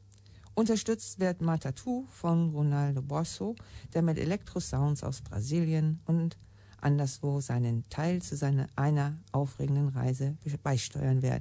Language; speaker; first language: German; native; German